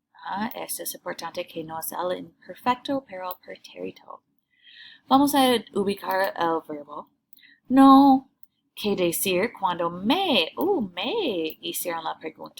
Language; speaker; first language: Spanish; non-native, learner; English